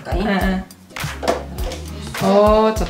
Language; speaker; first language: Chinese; non-native, local second language; Korean